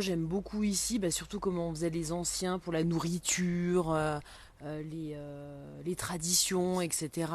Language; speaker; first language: French; native; French